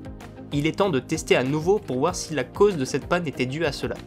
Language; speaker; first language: French; native; French